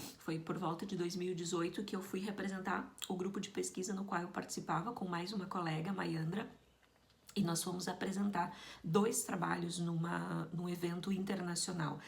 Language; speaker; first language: Portuguese; native; Portuguese